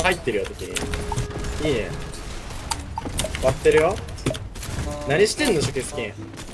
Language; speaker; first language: Japanese; native; Japanese